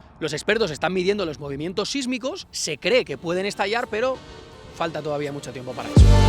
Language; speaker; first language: Spanish; native; Spanish